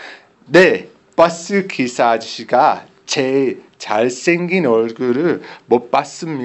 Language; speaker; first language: Korean; non-native, learner; English